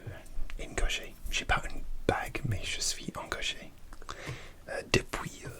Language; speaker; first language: French; non-native, learner; English